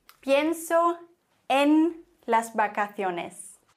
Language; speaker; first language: Spanish; non-native, fluent; German